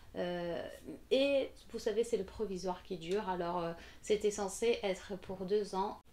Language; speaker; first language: French; non-native, fluent; Portuguese